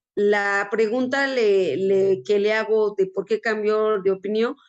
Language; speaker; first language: Spanish; native; Spanish